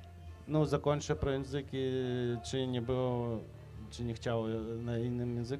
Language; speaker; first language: Polish; non-native, fluent; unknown